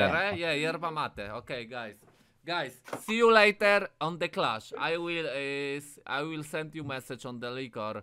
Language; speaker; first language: English; non-native, learner; Polish